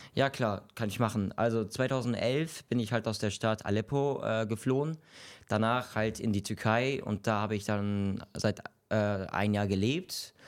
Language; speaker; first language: German; early bilingual, other home language; Arabic